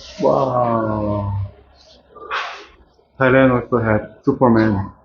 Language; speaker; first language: English; non-native, learner; Korean